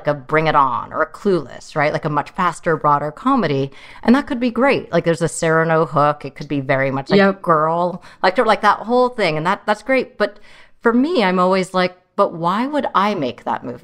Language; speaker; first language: English; early bilingual, other home language; Chinese